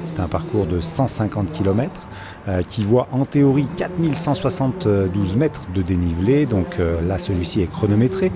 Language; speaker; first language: French; native; French